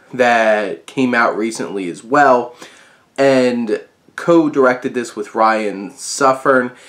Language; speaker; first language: English; native; English